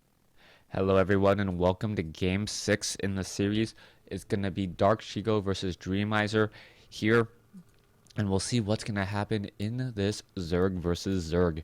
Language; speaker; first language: English; native; English